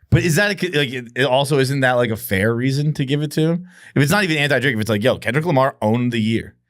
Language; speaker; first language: English; native; English